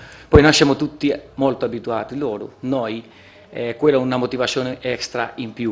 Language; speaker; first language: Italian; non-native, fluent; Portuguese